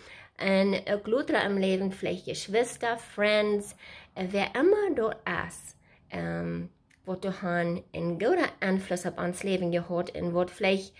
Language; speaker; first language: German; non-native, learner; Plautdietsch